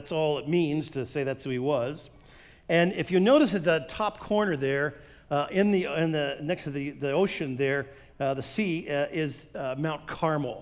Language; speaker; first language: English; native; English